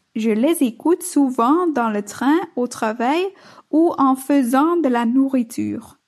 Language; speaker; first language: French; non-native, learner; Dutch